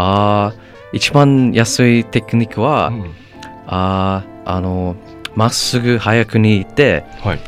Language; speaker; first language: Japanese; non-native, learner; English